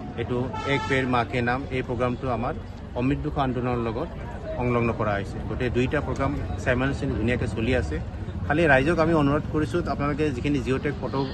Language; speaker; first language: Assamese; non-native, local second language; Bangla